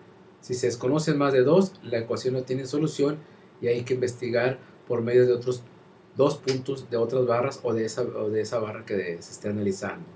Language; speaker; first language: Spanish; native; Spanish